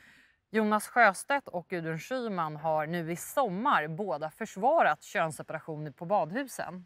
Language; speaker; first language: Swedish; native; Swedish